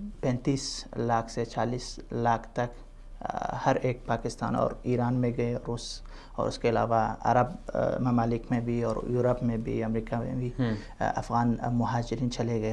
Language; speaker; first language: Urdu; non-native, fluent; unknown